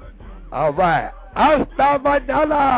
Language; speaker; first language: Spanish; non-native, learner; English